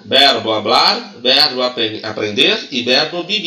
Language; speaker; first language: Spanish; non-native, fluent; Portuguese